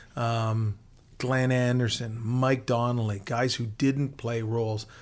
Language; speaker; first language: English; native; English